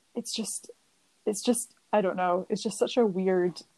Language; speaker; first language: English; native; English